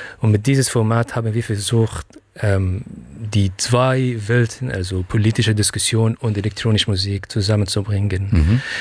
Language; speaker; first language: German; non-native, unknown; Arabic